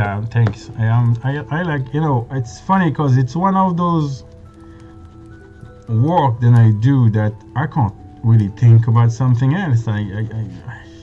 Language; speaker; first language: English; non-native, fluent; French